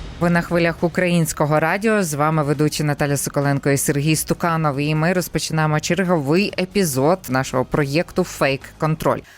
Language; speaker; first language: Ukrainian; native; Ukrainian